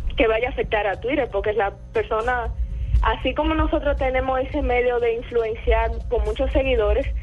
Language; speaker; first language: Spanish; native; Spanish